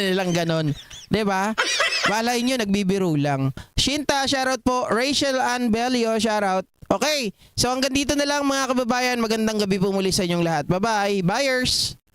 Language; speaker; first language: Filipino; non-native, local second language; Iloko